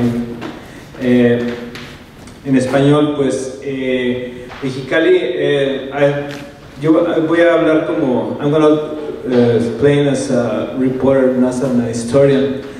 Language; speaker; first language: English; non-native, learner; Spanish